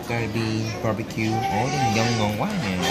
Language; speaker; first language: Vietnamese; non-native, learner; Korean